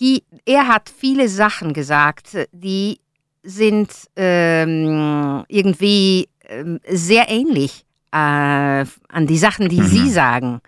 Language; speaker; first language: German; non-native, learner; Italian